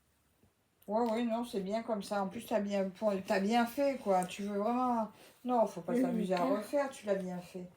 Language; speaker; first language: French; native; French